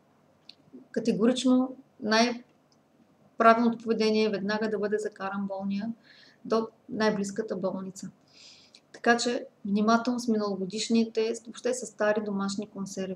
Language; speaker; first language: Bulgarian; native; Bulgarian